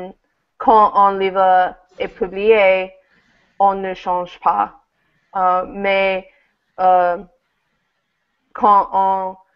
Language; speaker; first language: French; non-native, learner; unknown